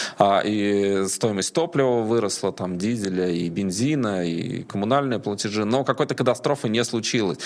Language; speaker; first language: Russian; native; Russian